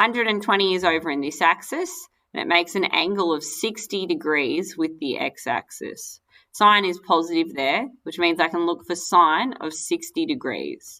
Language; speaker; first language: English; native; English